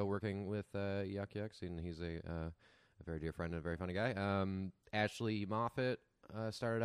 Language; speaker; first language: English; native; English